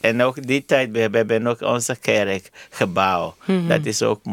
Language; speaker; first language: Dutch; non-native, learner; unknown